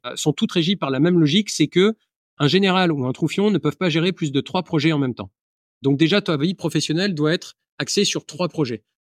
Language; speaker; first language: French; native; French